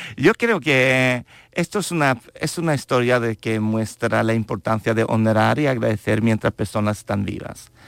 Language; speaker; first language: Spanish; non-native, fluent; Swedish